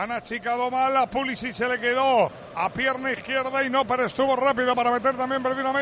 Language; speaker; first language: Spanish; native; Spanish